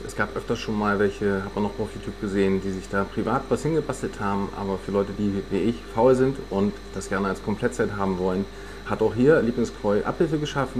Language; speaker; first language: German; native; German